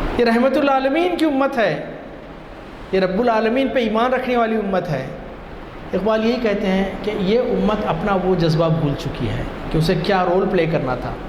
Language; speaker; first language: Urdu; non-native, local second language; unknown